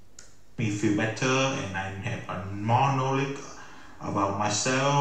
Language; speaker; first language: English; non-native, learner; Vietnamese